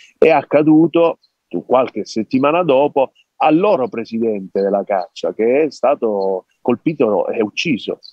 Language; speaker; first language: Italian; native; Italian